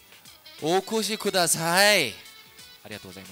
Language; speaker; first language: Japanese; non-native, learner; Korean